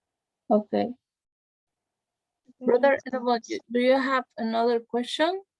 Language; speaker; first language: English; non-native, learner; Spanish